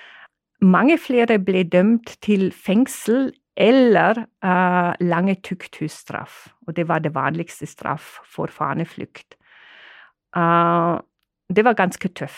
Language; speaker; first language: Norwegian; non-native, fluent; German